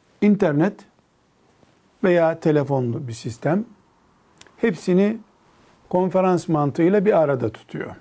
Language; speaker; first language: Turkish; native; Turkish